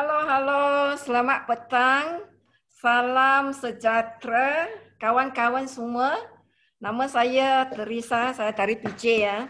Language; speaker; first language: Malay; non-native, local second language; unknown